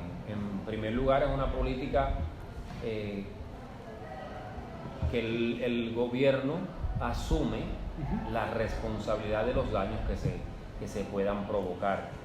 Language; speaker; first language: Spanish; native; Spanish